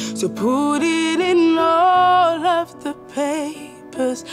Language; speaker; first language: English; native; English